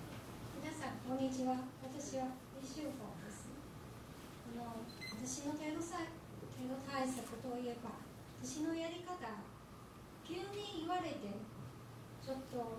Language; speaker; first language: Japanese; non-native, fluent; Chinese